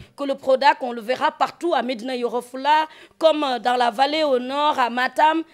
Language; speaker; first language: French; non-native, local second language; Fula